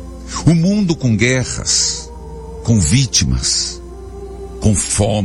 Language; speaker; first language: Portuguese; native; Portuguese